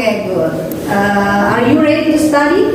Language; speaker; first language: English; non-native, learner; Indonesian